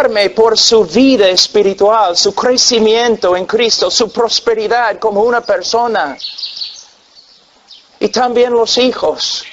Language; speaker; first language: Spanish; non-native, fluent; English